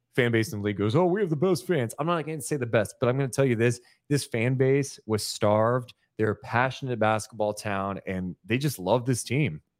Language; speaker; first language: English; native; English